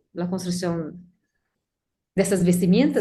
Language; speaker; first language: Spanish; non-native, learner; Portuguese